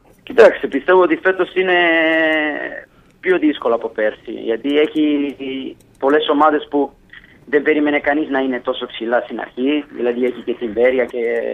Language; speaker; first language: Greek; non-native, fluent; Italian